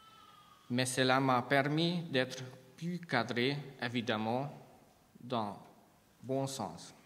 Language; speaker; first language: French; non-native, fluent; Hungarian